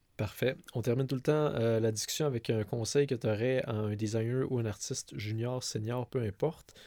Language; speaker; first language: French; native; French